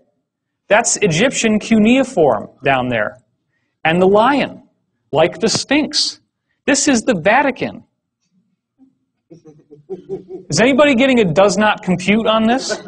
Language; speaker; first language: English; native; English